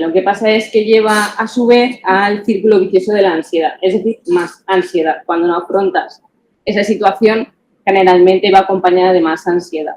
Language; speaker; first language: Spanish; native; Spanish